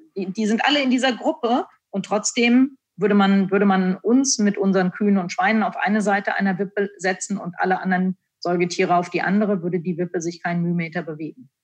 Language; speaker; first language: German; native; German